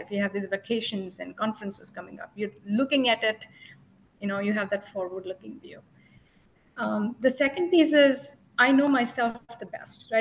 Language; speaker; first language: English; non-native, local second language; Telugu